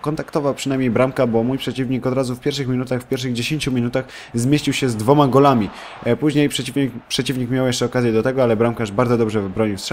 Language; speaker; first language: Polish; native; Polish